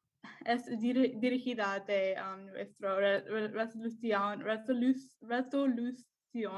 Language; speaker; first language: Spanish; non-native, learner; English